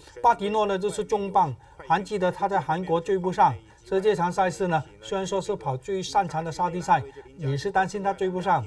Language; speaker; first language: Chinese; native; Chinese